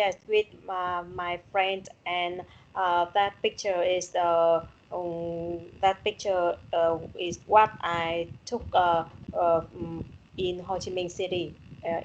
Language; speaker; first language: English; non-native, learner; Vietnamese